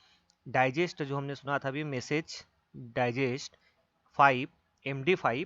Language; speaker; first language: Hindi; native; Hindi